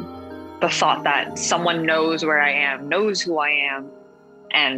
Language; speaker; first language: English; non-native, local second language; Cantonese